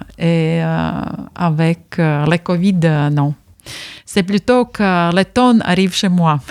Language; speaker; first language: French; non-native, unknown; Latvian